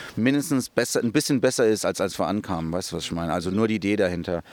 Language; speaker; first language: German; early bilingual, other home language; Portuguese